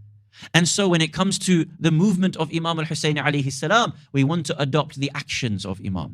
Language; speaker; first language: English; native; English